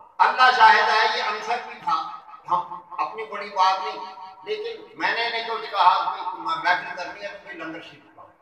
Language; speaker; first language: Urdu; non-native, local second language; Punjabi